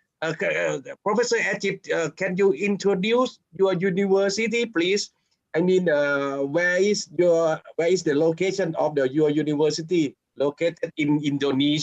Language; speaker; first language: English; non-native, fluent; Thai